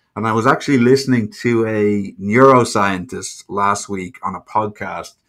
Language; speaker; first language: English; native; English